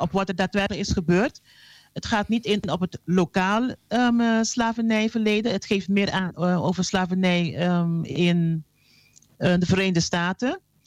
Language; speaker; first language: Dutch; non-native, local second language; Papiamento